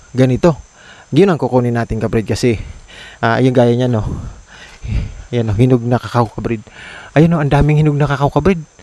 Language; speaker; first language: Filipino; native; Filipino